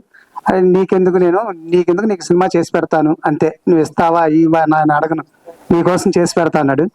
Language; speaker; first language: Telugu; native; Telugu